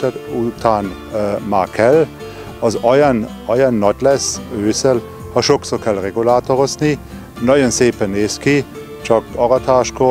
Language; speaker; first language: Hungarian; non-native, fluent; German